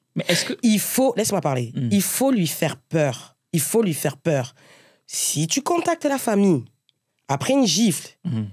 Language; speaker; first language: French; native; French